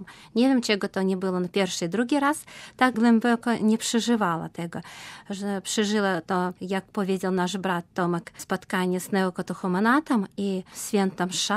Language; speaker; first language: Polish; non-native, learner; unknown